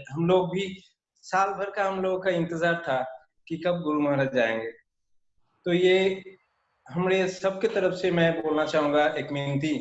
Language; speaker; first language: Hindi; native; Hindi